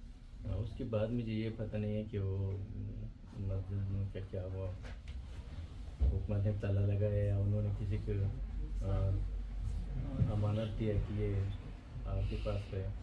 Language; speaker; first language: Hindi; non-native, fluent; Pashto